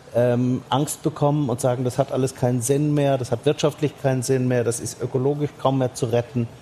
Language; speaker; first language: German; native; German